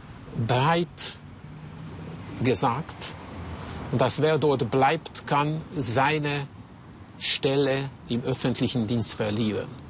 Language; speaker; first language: German; non-native, fluent; Hungarian